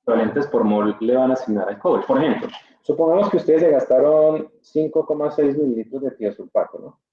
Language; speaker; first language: Spanish; native; Spanish